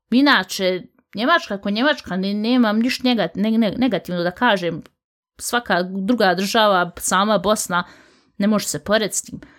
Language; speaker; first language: Bosnian; early bilingual, heritage; Bosnian